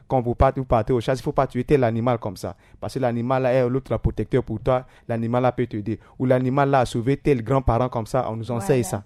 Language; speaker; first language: French; non-native, local second language; Sango